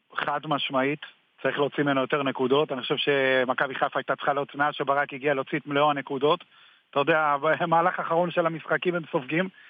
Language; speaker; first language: Hebrew; native; Hebrew